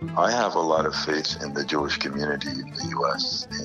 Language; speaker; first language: English; non-native, fluent; Arabic